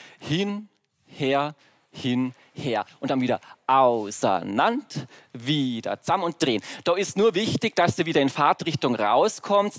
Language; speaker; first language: German; native; German